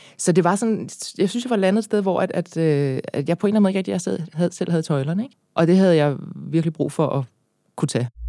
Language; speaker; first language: Danish; native; Danish